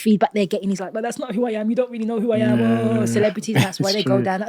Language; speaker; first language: English; native; English